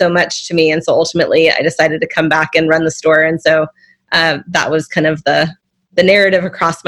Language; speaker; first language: English; native; English